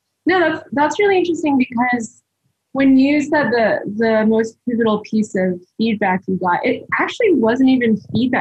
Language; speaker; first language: English; native; English